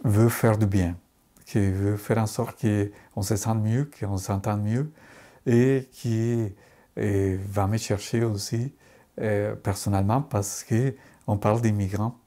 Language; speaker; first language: French; non-native, fluent; Spanish